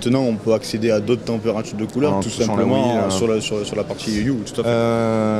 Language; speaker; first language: French; native; French